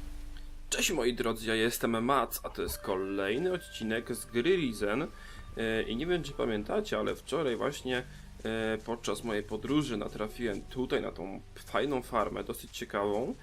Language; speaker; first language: Polish; native; Polish